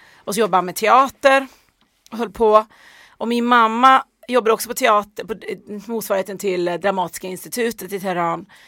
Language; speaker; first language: Swedish; early bilingual, other home language; Persian